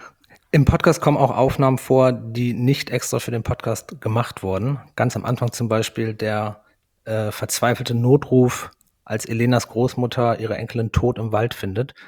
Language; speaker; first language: German; native; German